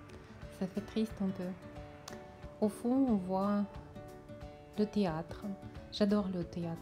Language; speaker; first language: French; non-native, fluent; Russian